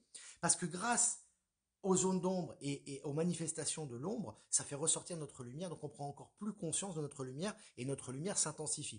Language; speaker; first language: French; native; French